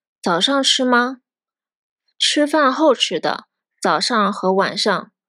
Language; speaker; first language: Chinese; native; Chinese